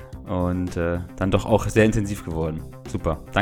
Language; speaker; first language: German; native; German